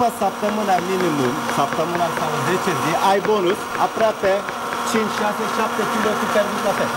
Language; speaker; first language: Romanian; non-native, learner; Turkish